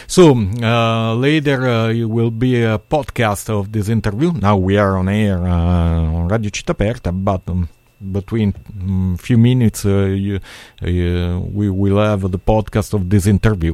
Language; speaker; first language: English; non-native, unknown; Italian